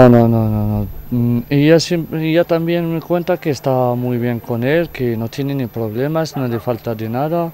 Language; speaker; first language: Spanish; non-native, fluent; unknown